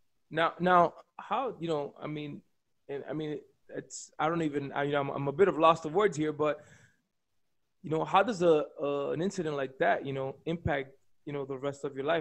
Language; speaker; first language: English; early bilingual, other home language; Spanish